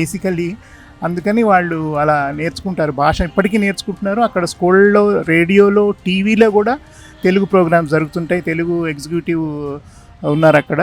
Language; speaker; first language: Telugu; native; Telugu